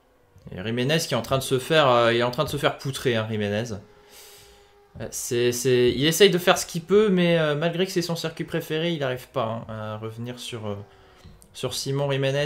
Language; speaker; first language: French; native; French